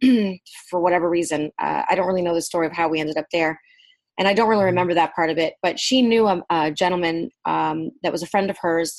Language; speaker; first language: English; early bilingual, other home language; Vietnamese